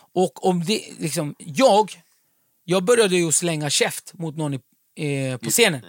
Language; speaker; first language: Swedish; early bilingual, other home language; Kurdish